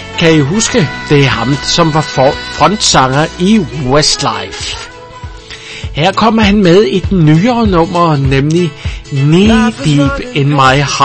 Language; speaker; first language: Danish; native; Danish